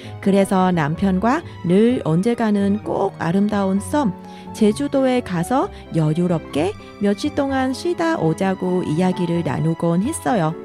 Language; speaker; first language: Korean; non-native, fluent; Vietnamese